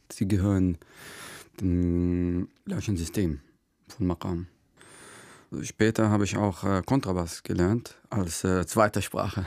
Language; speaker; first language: German; non-native, fluent; Arabic